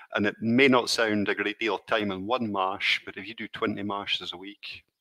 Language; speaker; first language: English; native; English